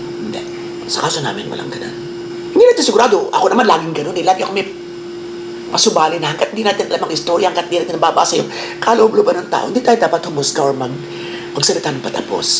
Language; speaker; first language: Filipino; native; Filipino